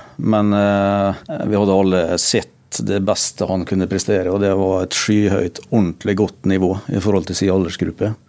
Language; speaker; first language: Norwegian; native; Norwegian